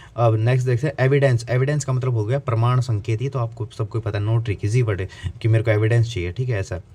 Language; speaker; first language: Hindi; native; Hindi